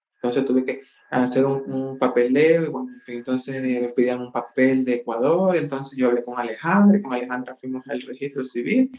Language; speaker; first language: Spanish; native; Spanish